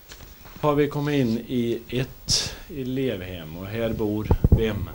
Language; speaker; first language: Swedish; native; Swedish